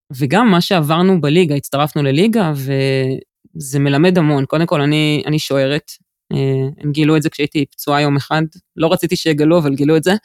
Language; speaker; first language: Hebrew; native; Hebrew